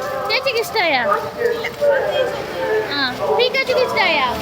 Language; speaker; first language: Malayalam; non-native, learner; Tamil